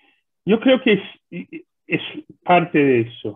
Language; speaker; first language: Spanish; non-native, fluent; Hebrew